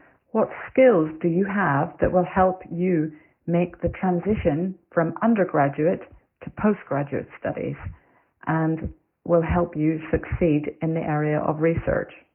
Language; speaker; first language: English; native; English